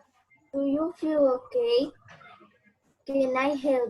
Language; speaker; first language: English; non-native, learner; Spanish